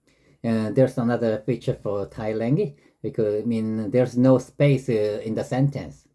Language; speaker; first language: English; non-native, learner; Korean